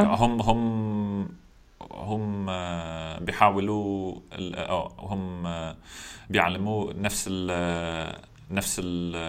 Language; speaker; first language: Arabic; non-native, learner; English